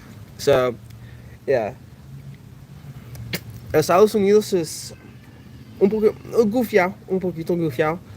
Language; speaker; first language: Spanish; early bilingual, heritage; English